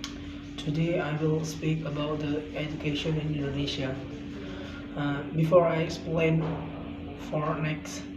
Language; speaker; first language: English; non-native, learner; Indonesian